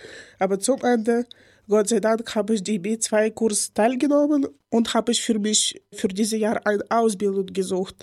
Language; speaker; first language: German; non-native, learner; Ukrainian